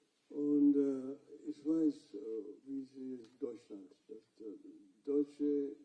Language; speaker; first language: German; non-native, fluent; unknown